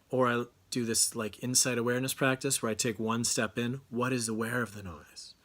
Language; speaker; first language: English; native; English